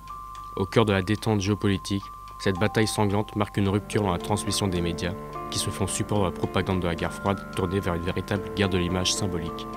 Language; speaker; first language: French; native; French